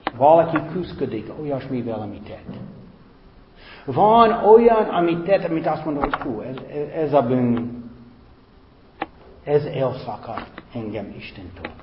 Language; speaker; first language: Hungarian; non-native, fluent; English